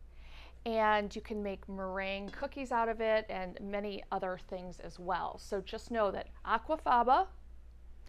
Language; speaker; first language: English; native; English